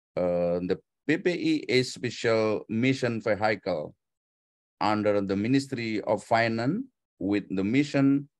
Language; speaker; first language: English; non-native, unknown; Indonesian